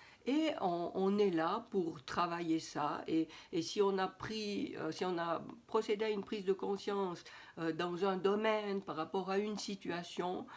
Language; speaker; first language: French; native; French